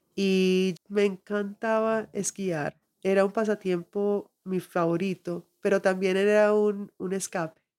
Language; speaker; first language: Spanish; early bilingual, heritage; Spanish